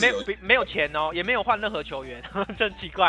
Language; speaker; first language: Chinese; native; Chinese